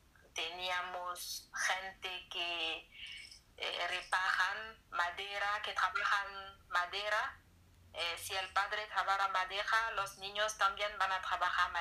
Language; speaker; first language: Spanish; non-native, learner; French